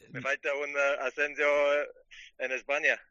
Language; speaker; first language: Spanish; non-native, learner; German